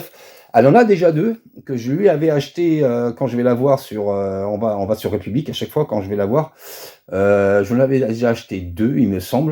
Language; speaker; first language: French; native; French